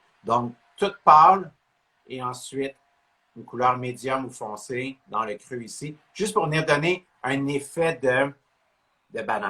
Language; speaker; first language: French; native; French